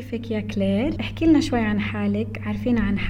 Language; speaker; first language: Arabic; native; Arabic